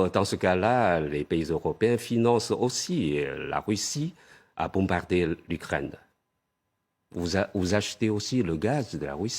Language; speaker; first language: French; non-native, fluent; Chinese